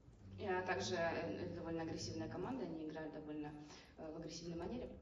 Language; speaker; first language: Russian; native; Russian